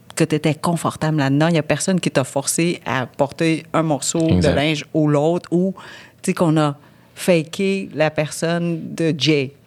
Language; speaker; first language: French; early bilingual, other home language; Vietnamese